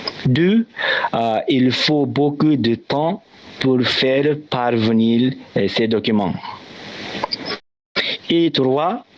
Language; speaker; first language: French; non-native, learner; Japanese